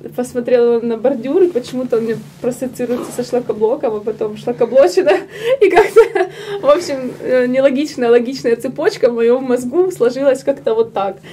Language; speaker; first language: Russian; native; Russian